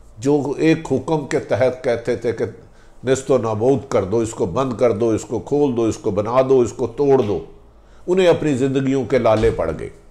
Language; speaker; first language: Urdu; non-native, local second language; Punjabi